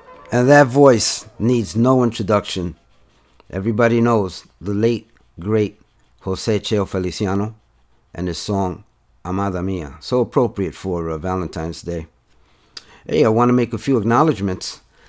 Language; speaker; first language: English; native; English